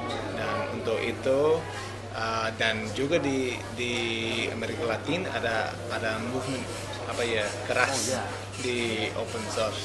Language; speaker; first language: Indonesian; non-native, learner; English